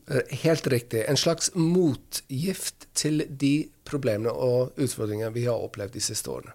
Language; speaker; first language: Norwegian; non-native, fluent; English